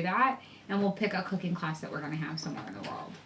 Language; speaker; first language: English; native; English